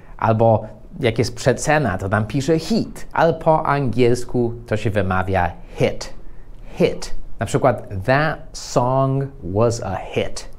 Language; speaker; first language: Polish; non-native, fluent; English